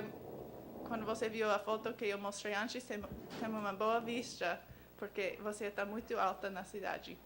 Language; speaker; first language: Portuguese; non-native, learner; English